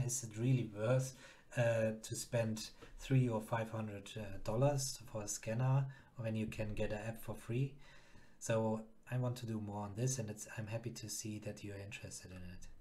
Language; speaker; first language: English; non-native, fluent; German